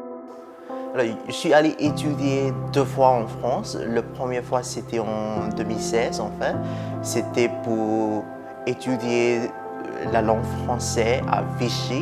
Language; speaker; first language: French; non-native, fluent; Burmese